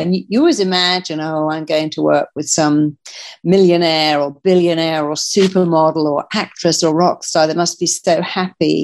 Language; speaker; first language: English; native; English